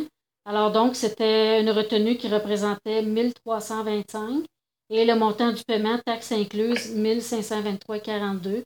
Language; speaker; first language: French; native; French